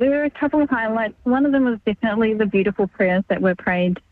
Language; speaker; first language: English; native; English